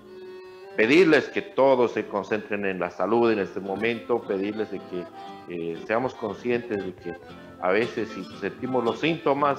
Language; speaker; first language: Spanish; native; Spanish